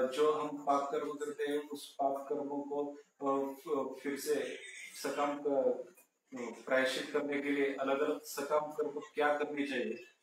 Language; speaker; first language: Hindi; non-native, local second language; Marathi